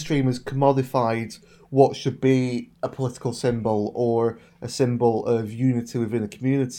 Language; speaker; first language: English; native; English